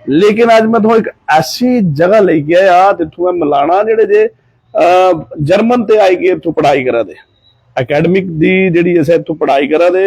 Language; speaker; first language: Hindi; non-native, local second language; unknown